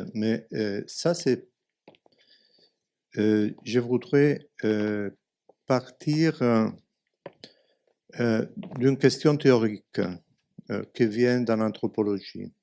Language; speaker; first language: French; non-native, fluent; Italian